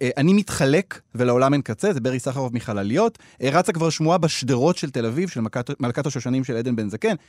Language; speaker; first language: Hebrew; native; Hebrew